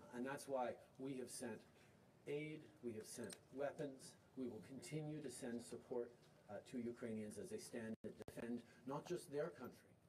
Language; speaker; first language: English; early bilingual, other home language; French